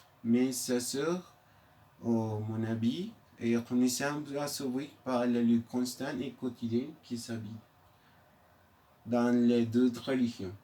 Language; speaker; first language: French; non-native, learner; Spanish